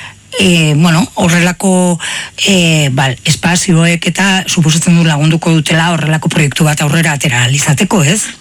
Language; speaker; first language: Basque; native; Basque